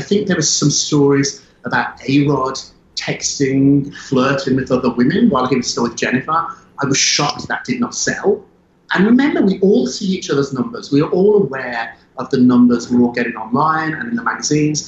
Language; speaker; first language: English; native; English